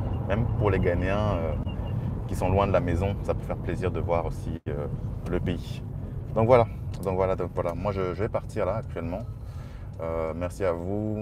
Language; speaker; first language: French; native; French